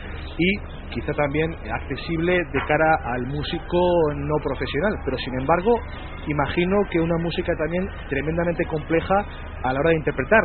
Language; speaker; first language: Spanish; native; Spanish